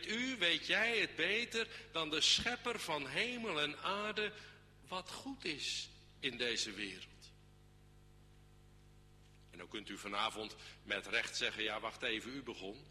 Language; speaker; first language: Dutch; native; Dutch